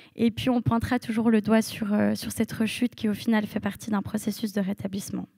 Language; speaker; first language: French; native; French